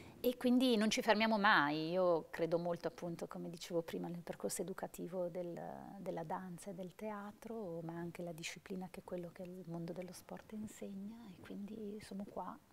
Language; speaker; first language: Italian; native; Italian